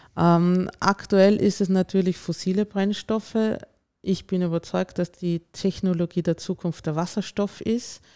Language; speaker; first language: German; native; German